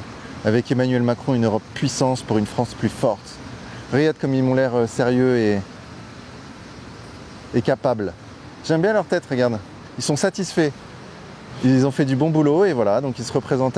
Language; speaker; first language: French; native; French